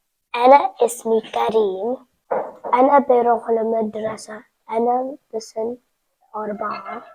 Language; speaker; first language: Arabic; early bilingual, heritage; Arabic